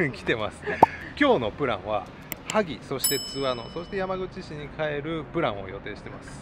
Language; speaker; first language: Japanese; native; Japanese